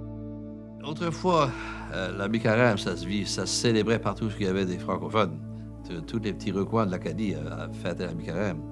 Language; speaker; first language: French; native; French